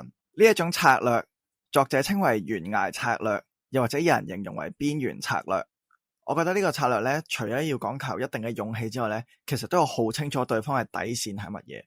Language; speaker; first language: Cantonese; native; Cantonese